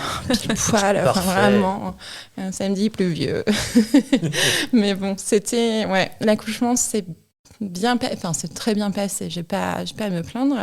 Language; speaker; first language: French; native; French